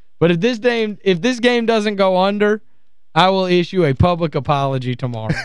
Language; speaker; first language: English; native; English